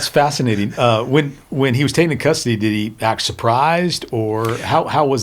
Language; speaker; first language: English; native; English